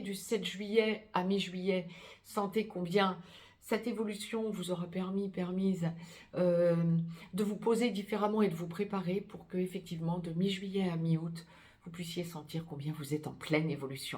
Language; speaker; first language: French; native; French